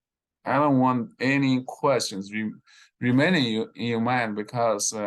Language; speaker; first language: English; non-native, fluent; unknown